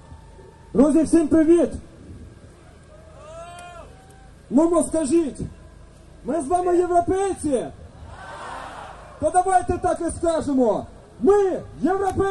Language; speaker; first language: Ukrainian; native; Ukrainian